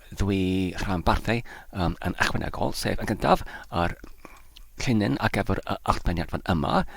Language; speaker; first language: Welsh; non-native, fluent; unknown